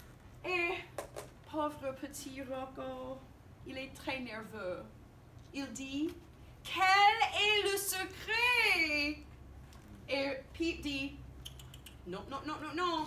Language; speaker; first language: French; non-native, fluent; English